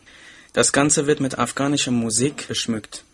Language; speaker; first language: German; non-native, fluent; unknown